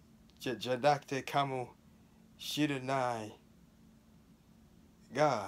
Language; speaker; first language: Japanese; non-native, learner; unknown